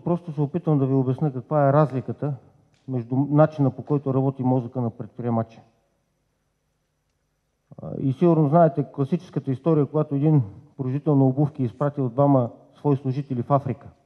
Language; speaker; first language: Bulgarian; native; Bulgarian